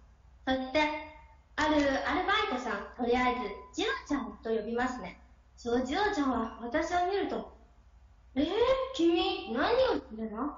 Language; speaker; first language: Japanese; non-native, learner; Chinese